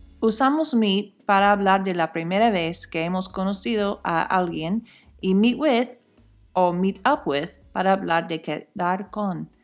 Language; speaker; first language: Spanish; non-native, fluent; English